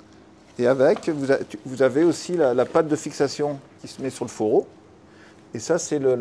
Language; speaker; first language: French; native; French